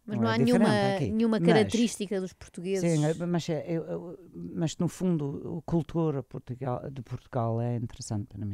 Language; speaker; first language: Portuguese; non-native, learner; English